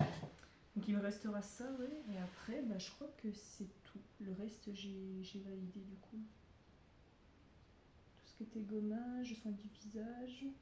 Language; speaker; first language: French; native; French